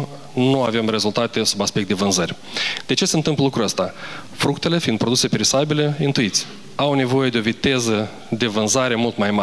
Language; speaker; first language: Romanian; native; Romanian